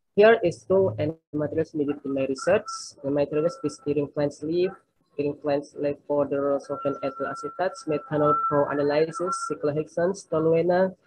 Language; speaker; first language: English; non-native, learner; Indonesian